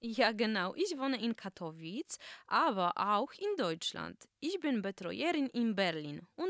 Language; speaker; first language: German; non-native, fluent; Polish